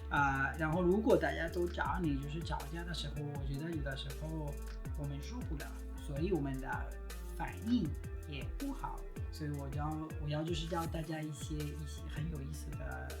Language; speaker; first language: Chinese; non-native, fluent; Spanish